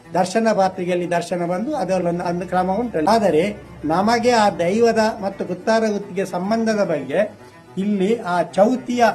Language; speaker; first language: Kannada; non-native, local second language; Tulu